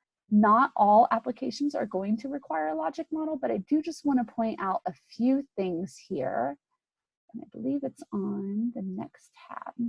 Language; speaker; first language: English; native; English